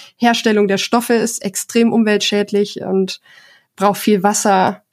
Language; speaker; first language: German; native; German